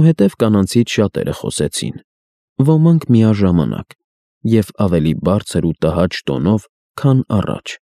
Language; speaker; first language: Armenian; native; Armenian